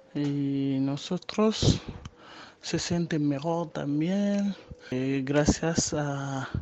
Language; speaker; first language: Spanish; non-native, learner; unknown